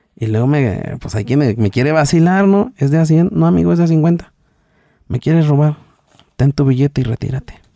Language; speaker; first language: Spanish; native; Spanish